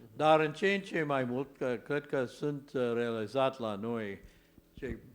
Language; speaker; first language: Romanian; non-native, learner; English